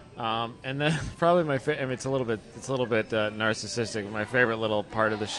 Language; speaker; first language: English; native; English